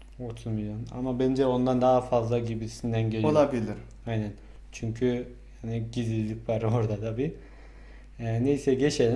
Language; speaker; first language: Turkish; non-native, fluent; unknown